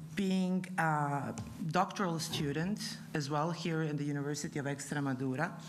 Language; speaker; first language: English; non-native, fluent; Italian